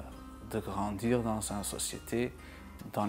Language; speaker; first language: French; non-native, local second language; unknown